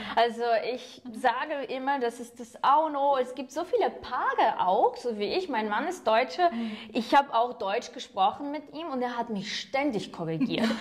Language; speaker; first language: German; non-native, fluent; Ukrainian